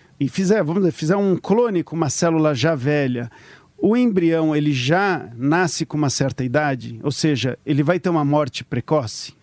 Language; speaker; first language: Portuguese; native; Portuguese